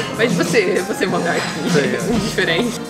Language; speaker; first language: Portuguese; non-native, fluent; Polish